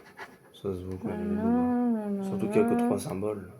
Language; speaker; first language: French; native; French